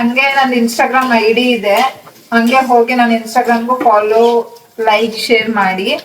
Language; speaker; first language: Kannada; non-native, local second language; Hindi